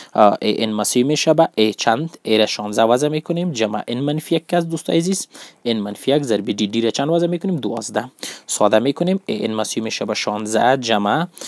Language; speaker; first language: Persian; non-native, local second language; Pashto